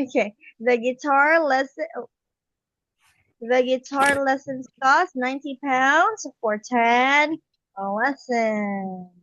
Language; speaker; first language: English; non-native, learner; Vietnamese